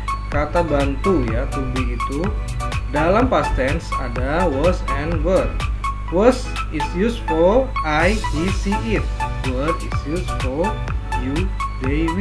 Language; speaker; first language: English; non-native, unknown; Indonesian